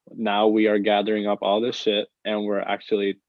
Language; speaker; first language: English; non-native, fluent; Spanish